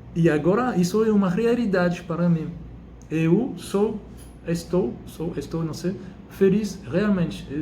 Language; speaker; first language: Portuguese; non-native, fluent; French